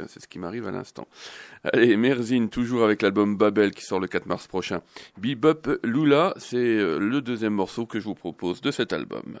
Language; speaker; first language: French; native; French